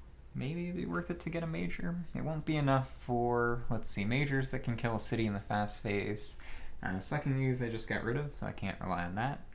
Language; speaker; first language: English; native; English